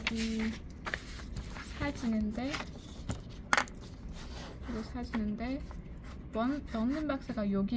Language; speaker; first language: Korean; non-native, learner; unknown